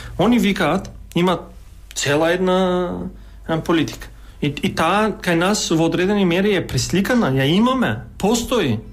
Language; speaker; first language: Macedonian; non-native, local second language; Albanian